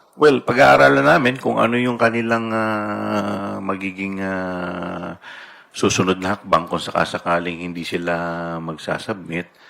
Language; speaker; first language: Filipino; native; Filipino